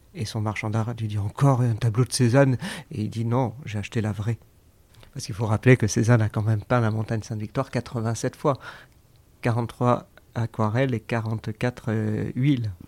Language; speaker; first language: French; native; French